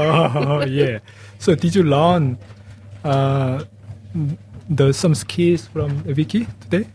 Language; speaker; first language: English; non-native, learner; Korean